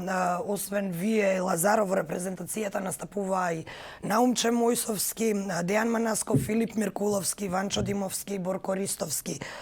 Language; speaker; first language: Macedonian; native; Macedonian